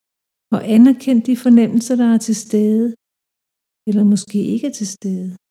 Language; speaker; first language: Danish; native; Danish